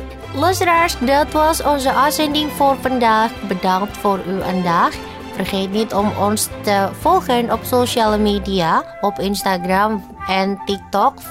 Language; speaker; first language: Dutch; non-native, fluent; Indonesian